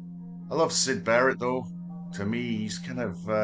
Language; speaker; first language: English; native; English